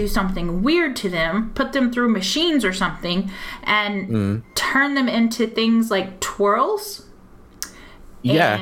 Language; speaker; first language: English; native; English